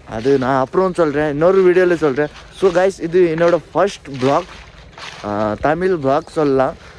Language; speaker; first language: Tamil; non-native, learner; Nepali